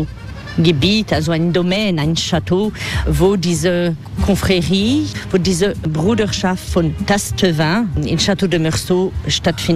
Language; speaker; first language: German; non-native, learner; French